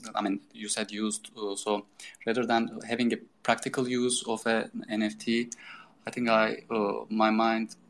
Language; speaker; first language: English; non-native, fluent; Turkish